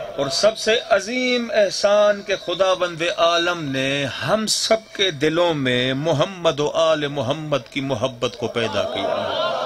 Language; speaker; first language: Urdu; non-native, local second language; Sindhi